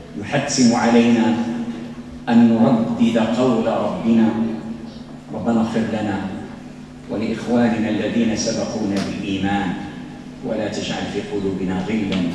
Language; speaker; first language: Arabic; native; Arabic